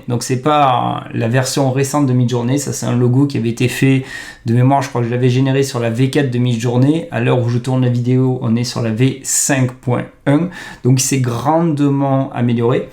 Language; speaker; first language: French; native; French